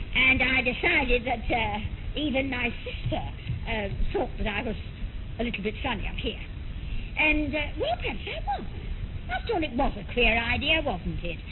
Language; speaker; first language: English; native; English